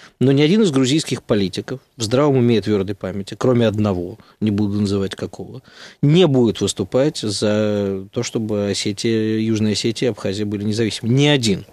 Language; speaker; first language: Russian; native; Russian